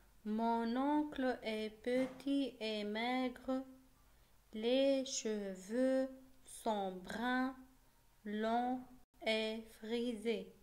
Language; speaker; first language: French; non-native, local second language; Arabic